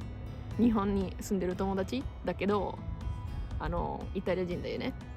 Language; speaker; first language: Japanese; non-native, fluent; Italian